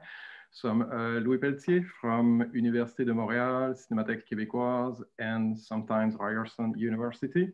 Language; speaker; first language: French; native; French